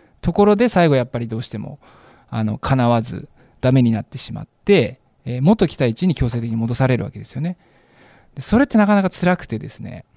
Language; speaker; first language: Japanese; native; Japanese